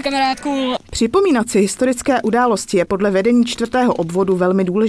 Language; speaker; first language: Czech; native; Czech